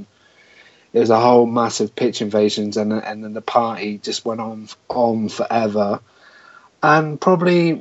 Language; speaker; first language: English; native; English